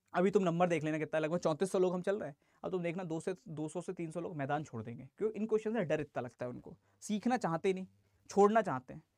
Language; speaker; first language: Hindi; native; Hindi